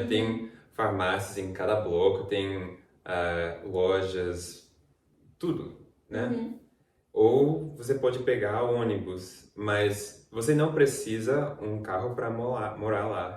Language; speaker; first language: Portuguese; non-native, fluent; English